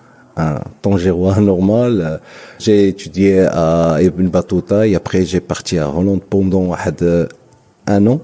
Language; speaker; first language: French; non-native, local second language; Arabic